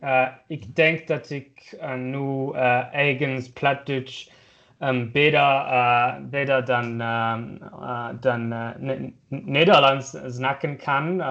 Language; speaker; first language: Dutch; non-native, learner; German